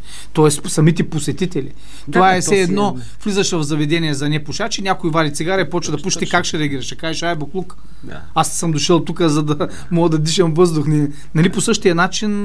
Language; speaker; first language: Bulgarian; native; Bulgarian